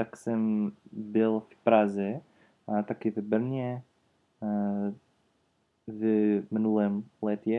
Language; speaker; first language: Czech; non-native, learner; English